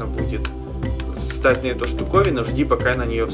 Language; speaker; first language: Russian; native; Russian